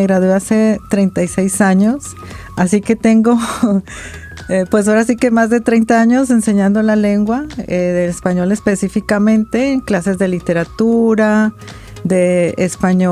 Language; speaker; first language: Spanish; native; Spanish